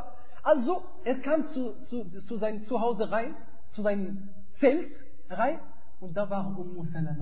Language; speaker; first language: German; non-native, fluent; Arabic